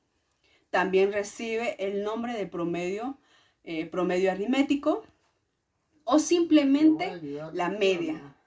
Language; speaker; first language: Spanish; native; Spanish